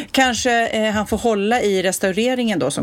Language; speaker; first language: Swedish; native; Swedish